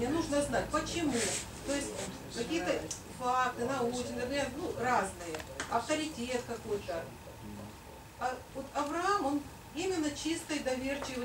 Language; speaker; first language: Russian; native; Russian